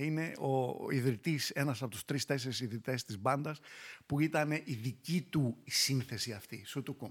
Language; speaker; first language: Greek; native; Greek